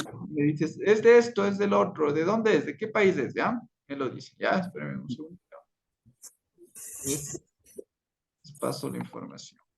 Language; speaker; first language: Spanish; native; Spanish